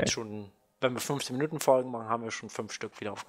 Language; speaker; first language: German; native; German